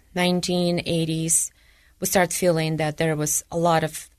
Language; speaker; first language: English; non-native, fluent; Ukrainian